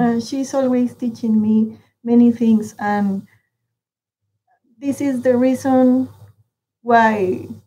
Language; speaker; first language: English; non-native, learner; Spanish